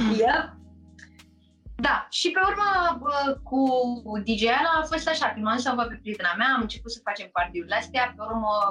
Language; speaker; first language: Romanian; early bilingual, heritage; Romanian